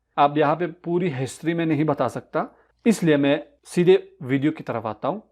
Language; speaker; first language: Urdu; non-native, local second language; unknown